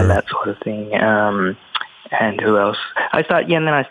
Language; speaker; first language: English; native; English